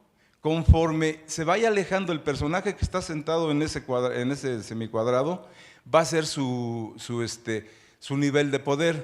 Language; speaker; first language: Spanish; native; Spanish